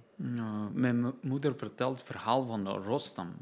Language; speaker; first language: Dutch; non-native, learner; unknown